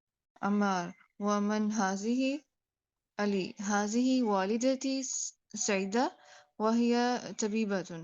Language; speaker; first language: Arabic; non-native, learner; Urdu